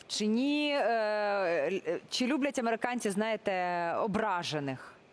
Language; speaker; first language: Ukrainian; native; Ukrainian